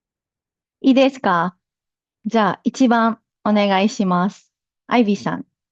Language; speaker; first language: Japanese; non-native, fluent; Filipino